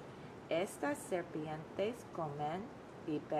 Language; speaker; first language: Spanish; non-native, learner; English